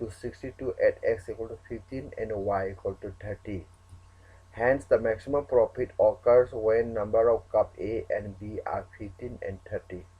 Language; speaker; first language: English; non-native, local second language; Manipuri